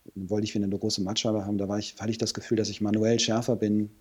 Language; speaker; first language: German; native; German